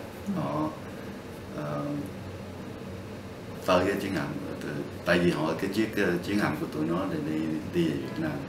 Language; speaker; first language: Vietnamese; non-native, local second language; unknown